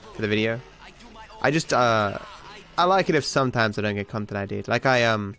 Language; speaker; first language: English; native; English